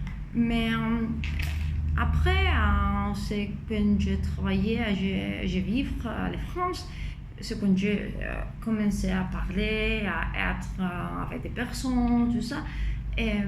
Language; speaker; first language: French; non-native, fluent; Spanish